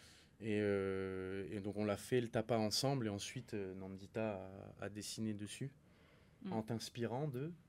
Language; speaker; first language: French; native; French